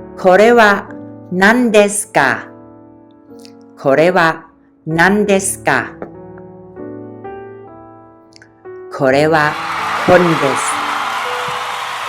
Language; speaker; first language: Japanese; non-native, fluent; Thai